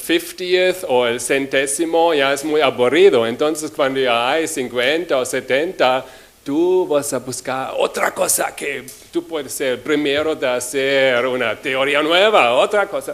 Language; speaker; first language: Spanish; non-native, fluent; German